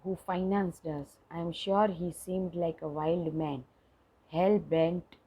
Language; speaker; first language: English; non-native, local second language; Gujarati